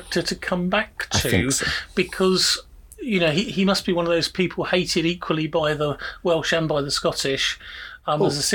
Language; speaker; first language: English; native; English